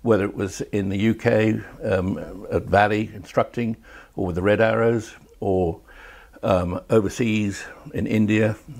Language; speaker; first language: English; native; English